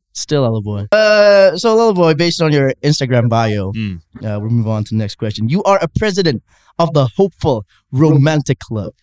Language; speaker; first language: English; non-native, fluent; Indonesian